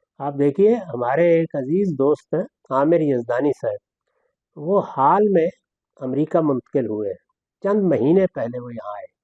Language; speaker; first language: Urdu; non-native, local second language; Punjabi